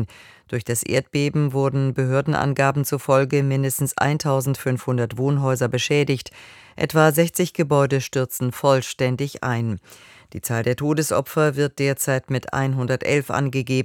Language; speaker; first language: German; native; German